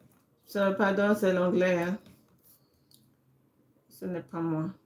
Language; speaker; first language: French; non-native, fluent; English